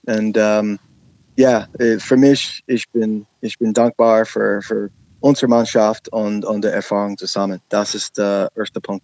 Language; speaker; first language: German; non-native, learner; English